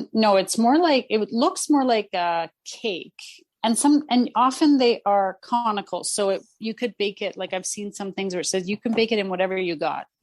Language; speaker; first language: English; native; English